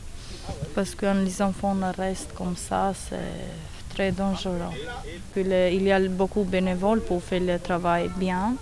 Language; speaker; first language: French; non-native, learner; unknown